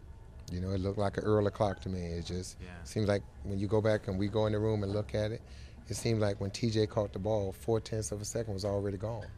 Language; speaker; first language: English; native; English